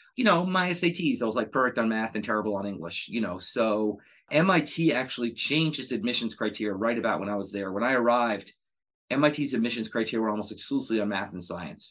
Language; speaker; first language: English; native; English